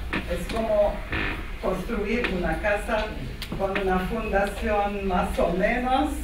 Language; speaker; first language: Spanish; non-native, fluent; Armenian